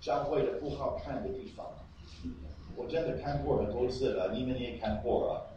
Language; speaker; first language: Chinese; non-native, fluent; English